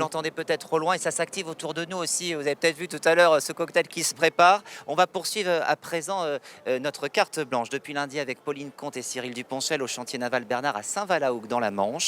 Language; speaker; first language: French; native; French